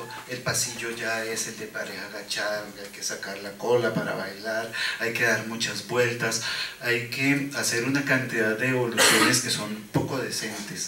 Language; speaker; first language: Spanish; native; Spanish